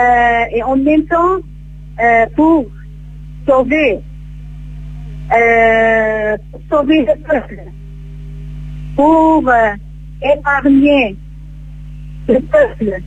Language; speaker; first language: French; non-native, fluent; Kurdish